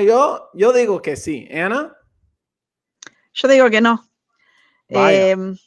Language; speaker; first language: Spanish; non-native, fluent; English